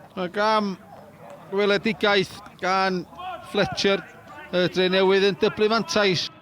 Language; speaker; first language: Welsh; native; Welsh